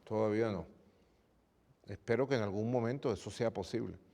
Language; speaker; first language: Spanish; native; Spanish